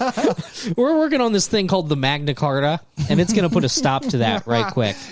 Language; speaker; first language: English; native; English